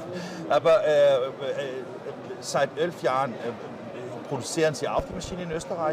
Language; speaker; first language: German; non-native, learner; Danish